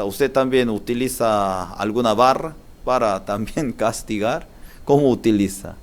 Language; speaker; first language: Spanish; non-native, learner; Korean